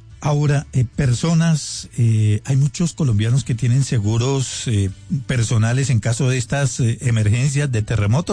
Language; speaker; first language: Spanish; native; Spanish